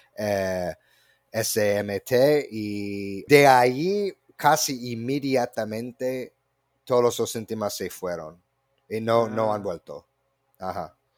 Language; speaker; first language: Spanish; non-native, fluent; English